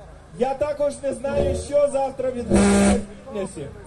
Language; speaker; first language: Ukrainian; non-native, learner; German